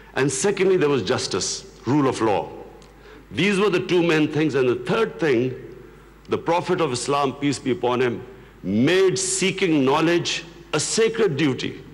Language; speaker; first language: English; non-native, local second language; Urdu